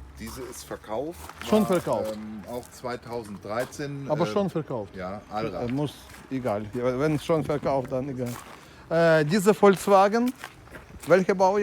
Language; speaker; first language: German; non-native, learner; Ukrainian